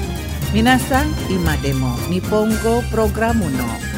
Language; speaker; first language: Japanese; non-native, learner; Indonesian